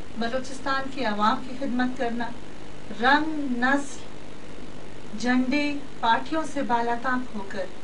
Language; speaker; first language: Urdu; non-native, local second language; Baluchi